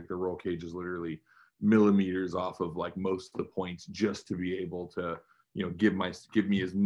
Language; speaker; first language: English; native; English